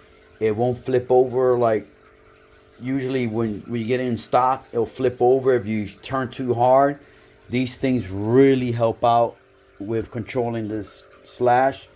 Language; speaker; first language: English; native; English